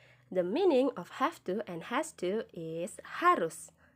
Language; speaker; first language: English; non-native, fluent; Indonesian